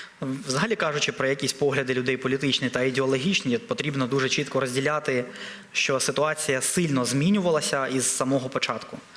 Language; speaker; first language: Ukrainian; non-native, local second language; Russian